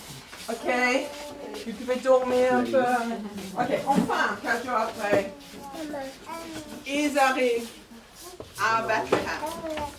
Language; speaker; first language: French; non-native, fluent; English